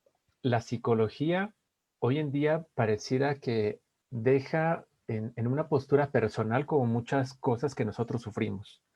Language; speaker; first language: Spanish; native; Spanish